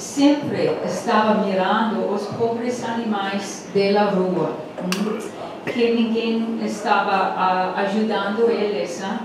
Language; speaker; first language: Portuguese; non-native, learner; English